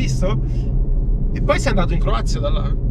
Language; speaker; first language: Italian; native; Italian